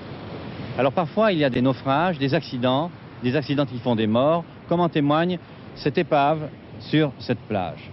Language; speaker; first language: French; native; French